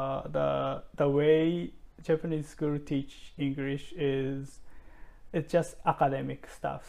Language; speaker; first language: English; non-native, fluent; Japanese